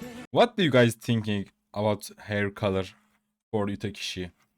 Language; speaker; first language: English; non-native, learner; Turkish